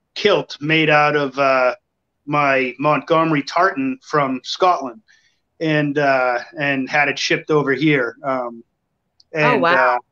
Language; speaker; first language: English; native; English